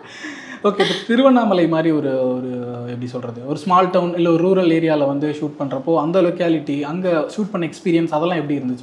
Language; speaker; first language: Tamil; native; Tamil